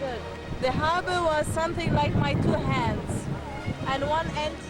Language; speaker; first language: English; non-native, fluent; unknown